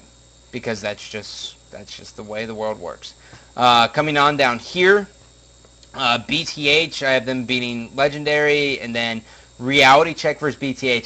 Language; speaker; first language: English; native; English